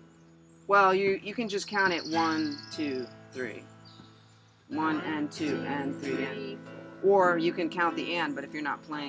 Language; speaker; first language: English; native; English